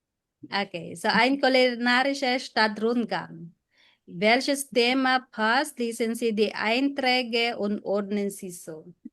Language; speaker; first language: German; non-native, fluent; Filipino